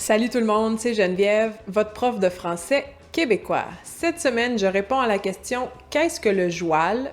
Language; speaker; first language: French; native; French